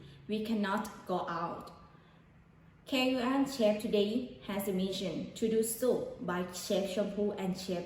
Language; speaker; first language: English; non-native, learner; Thai